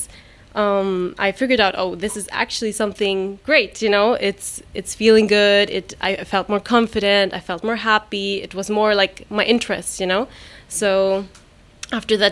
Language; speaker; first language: English; non-native, fluent; German